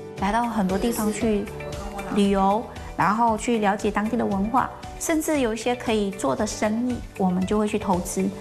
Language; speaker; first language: Chinese; native; Chinese